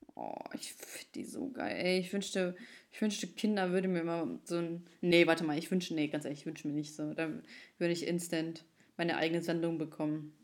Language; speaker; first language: German; early bilingual, other home language; Ukrainian